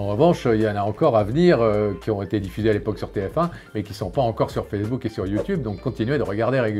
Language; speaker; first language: French; native; French